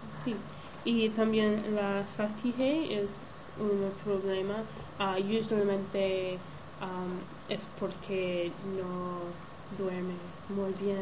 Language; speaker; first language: Spanish; non-native, learner; English